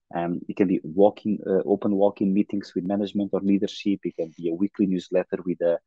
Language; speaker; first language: English; non-native, fluent; Portuguese